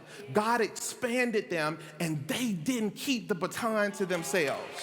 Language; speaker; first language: English; native; English